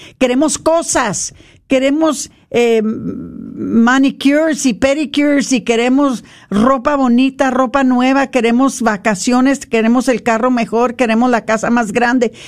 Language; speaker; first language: Spanish; non-native, fluent; English